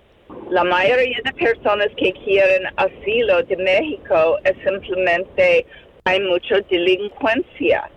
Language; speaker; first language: Spanish; non-native, fluent; English